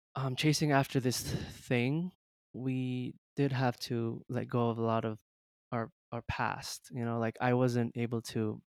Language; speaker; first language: English; early bilingual, other home language; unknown